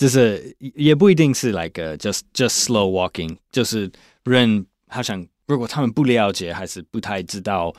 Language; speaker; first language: Chinese; non-native, fluent; English